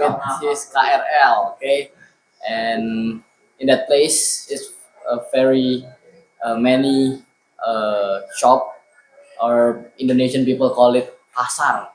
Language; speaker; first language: English; non-native, learner; Indonesian